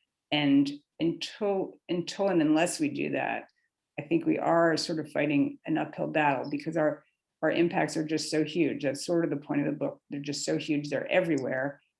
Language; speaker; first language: English; native; English